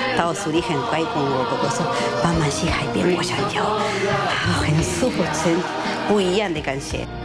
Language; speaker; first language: Chinese; non-native, learner; Spanish